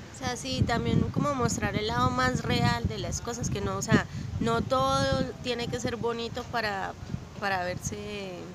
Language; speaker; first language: Spanish; native; Spanish